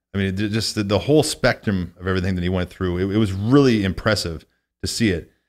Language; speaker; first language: English; native; English